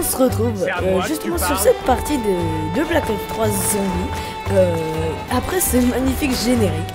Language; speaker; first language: French; native; French